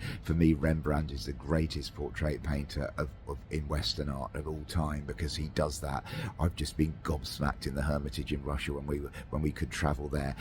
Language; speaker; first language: English; native; English